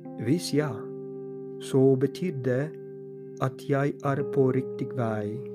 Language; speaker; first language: Norwegian; non-native, fluent; Polish